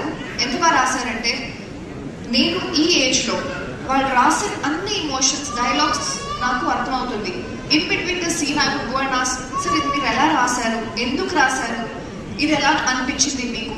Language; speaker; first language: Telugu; non-native, fluent; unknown